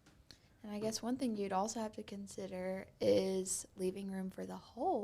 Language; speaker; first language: English; native; English